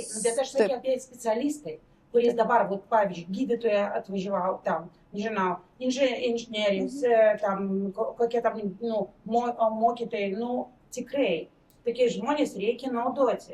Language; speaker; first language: Lithuanian; non-native, learner; Russian